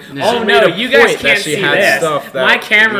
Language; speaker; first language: English; native; English